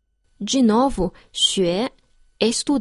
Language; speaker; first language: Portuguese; non-native, fluent; Chinese